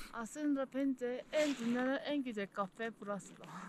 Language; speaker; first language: Turkish; non-native, learner; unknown